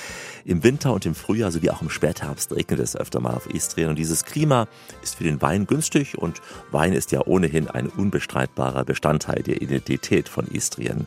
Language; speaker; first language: German; native; German